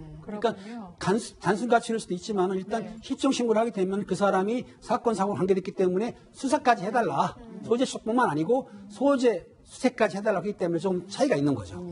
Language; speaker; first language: Korean; native; Korean